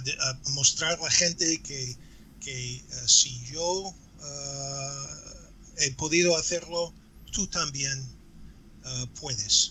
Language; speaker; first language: Spanish; non-native, fluent; English